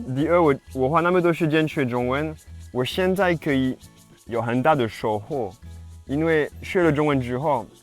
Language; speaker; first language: Chinese; non-native, fluent; French